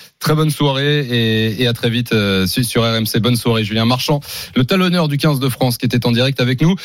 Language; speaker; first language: French; native; French